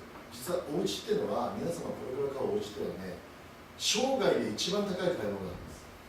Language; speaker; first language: Japanese; native; Japanese